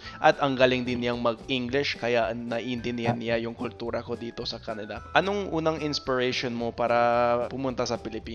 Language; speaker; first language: Filipino; non-native, fluent; English